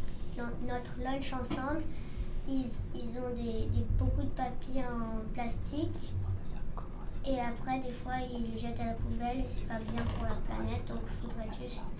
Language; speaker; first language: French; early bilingual, heritage; French